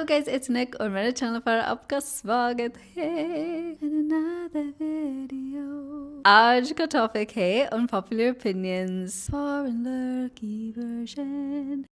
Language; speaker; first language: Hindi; non-native, learner; English